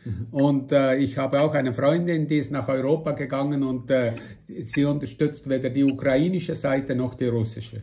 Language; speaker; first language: German; non-native, fluent; Russian